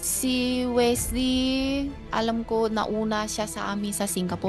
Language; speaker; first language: Filipino; early bilingual, other home language; Chinese